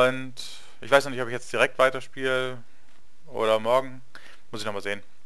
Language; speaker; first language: German; native; German